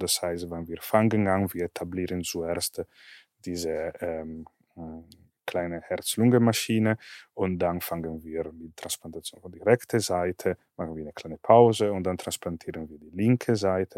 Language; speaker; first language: German; non-native, fluent; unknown